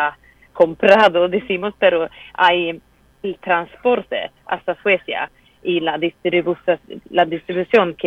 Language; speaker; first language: Spanish; non-native, fluent; Swedish